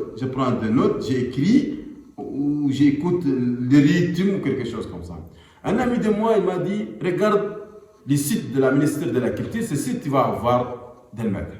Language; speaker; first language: French; non-native, local second language; Arabic